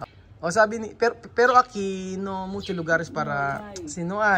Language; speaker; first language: Spanish; non-native, learner; Filipino